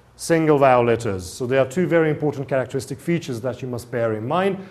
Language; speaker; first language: English; non-native, fluent; Hungarian